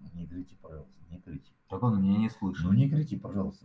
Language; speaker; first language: Russian; native; Russian